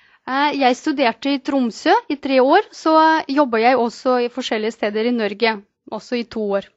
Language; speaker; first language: Norwegian; non-native, fluent; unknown